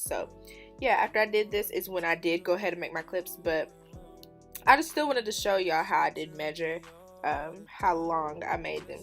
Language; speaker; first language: English; native; English